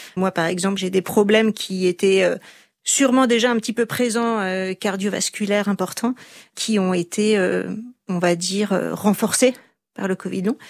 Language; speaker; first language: French; native; French